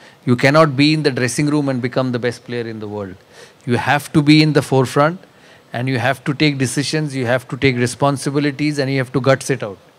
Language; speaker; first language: English; non-native, local second language; Bangla